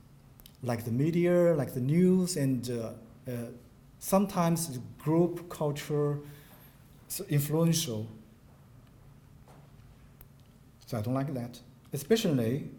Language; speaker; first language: English; non-native, fluent; Chinese